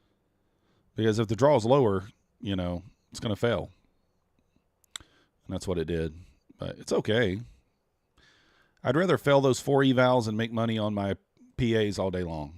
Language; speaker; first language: English; native; English